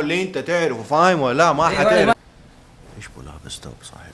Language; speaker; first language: Arabic; native; Arabic